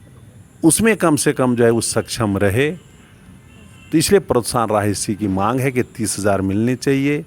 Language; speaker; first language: Hindi; native; Hindi